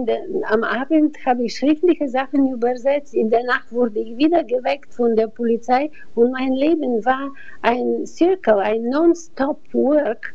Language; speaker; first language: German; non-native, fluent; Bulgarian